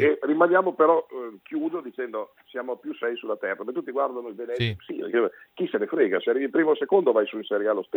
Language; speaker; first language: Italian; native; Italian